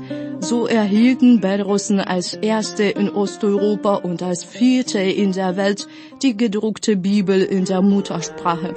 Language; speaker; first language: German; non-native, fluent; Russian